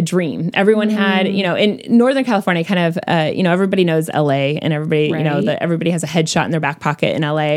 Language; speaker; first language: English; native; English